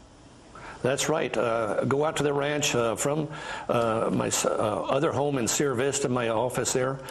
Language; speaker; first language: English; native; English